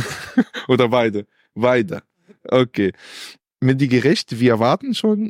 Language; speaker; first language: German; non-native, learner; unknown